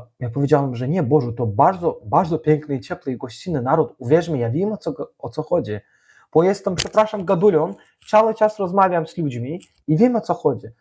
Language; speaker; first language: Polish; non-native, fluent; Azerbaijani